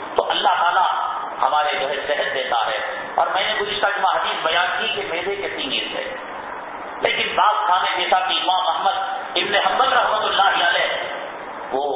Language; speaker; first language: Urdu; native; Urdu